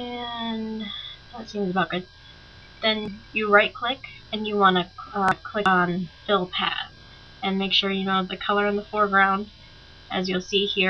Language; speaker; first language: English; native; English